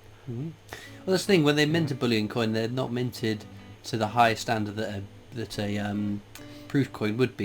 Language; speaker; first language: English; native; English